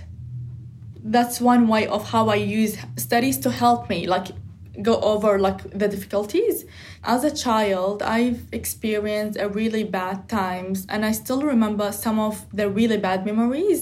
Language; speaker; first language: English; non-native, fluent; Arabic